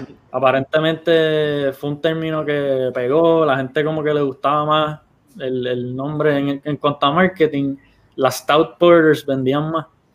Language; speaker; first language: Spanish; early bilingual, heritage; Spanish